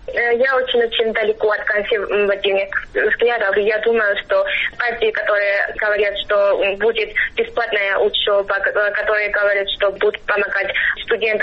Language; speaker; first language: Russian; non-native, fluent; Georgian